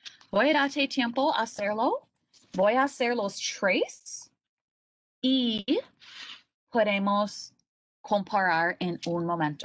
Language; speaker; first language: Spanish; non-native, learner; English